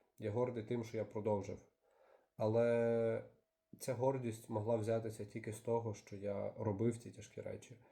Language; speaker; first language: Ukrainian; native; Ukrainian